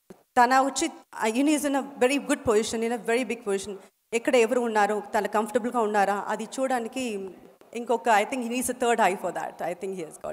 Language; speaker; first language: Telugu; non-native, fluent; Tamil